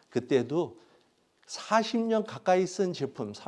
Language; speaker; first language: Korean; native; Korean